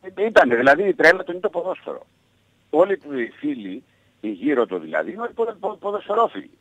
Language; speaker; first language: Greek; native; Greek